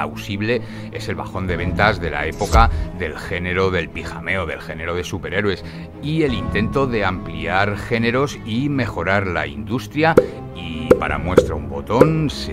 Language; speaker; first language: Spanish; native; Spanish